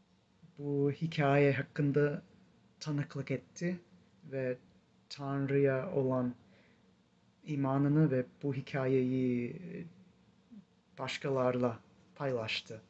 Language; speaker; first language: Turkish; non-native, fluent; English